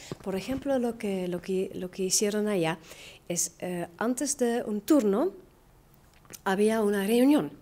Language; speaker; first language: Spanish; non-native, fluent; Dutch